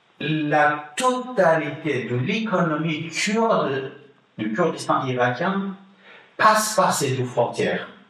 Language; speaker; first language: French; non-native, fluent; Kurdish